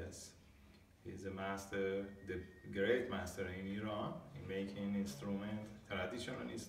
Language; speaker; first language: English; non-native, learner; Persian